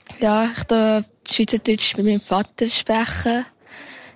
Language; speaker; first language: German; early bilingual, heritage; Thai